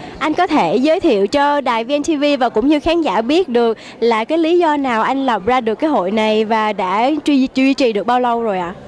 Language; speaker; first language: Vietnamese; early bilingual, heritage; Vietnamese